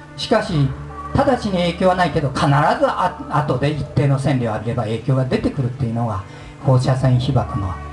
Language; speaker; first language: Japanese; native; Japanese